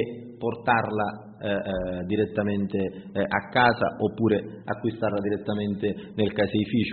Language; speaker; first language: Italian; native; Italian